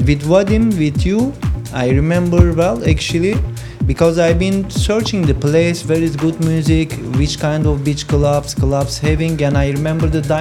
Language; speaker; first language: English; non-native, fluent; Turkish